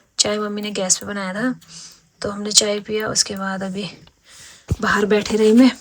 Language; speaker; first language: Hindi; non-native, local second language; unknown